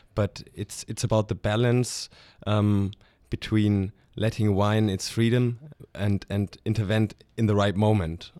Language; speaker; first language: English; non-native, fluent; German